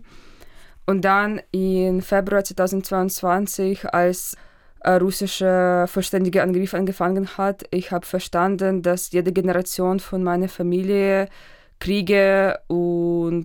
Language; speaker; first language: German; non-native, fluent; Russian